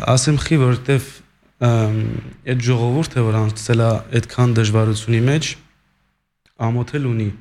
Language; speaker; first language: Armenian; early bilingual, heritage; Armenian